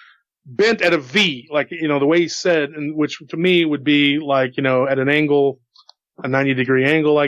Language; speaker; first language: English; native; English